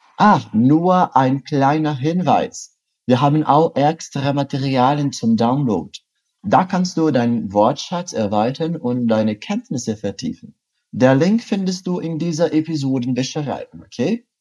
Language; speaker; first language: German; non-native, fluent; Portuguese